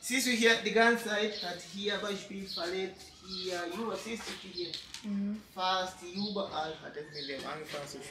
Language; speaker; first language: German; non-native, learner; Swahili